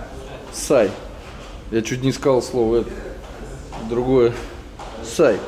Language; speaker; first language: Russian; native; Russian